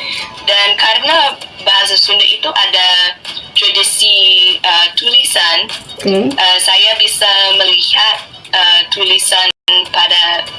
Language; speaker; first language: Indonesian; non-native, fluent; English